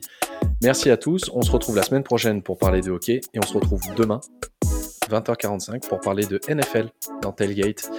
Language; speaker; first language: French; native; French